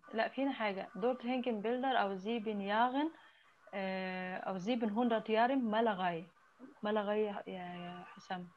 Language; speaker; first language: German; non-native, learner; Arabic